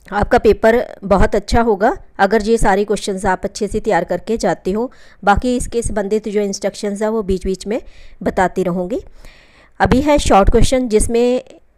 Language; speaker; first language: Hindi; non-native, local second language; Punjabi